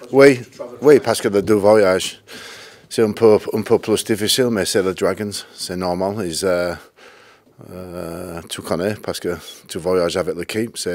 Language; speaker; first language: French; non-native, learner; English